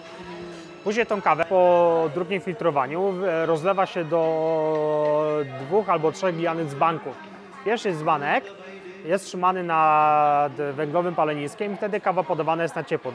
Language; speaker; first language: Polish; native; Polish